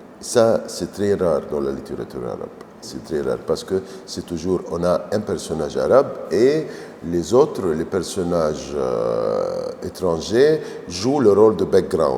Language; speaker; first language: French; non-native, fluent; Arabic